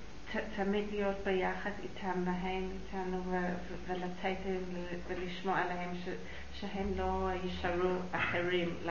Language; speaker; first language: Hebrew; non-native, fluent; English